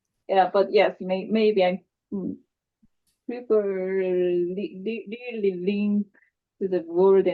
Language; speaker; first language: English; non-native, learner; Korean